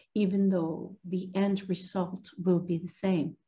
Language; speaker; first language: English; non-native, fluent; Spanish